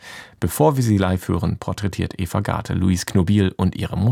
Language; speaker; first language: German; native; German